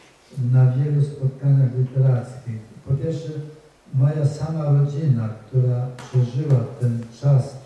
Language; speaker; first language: Polish; native; Polish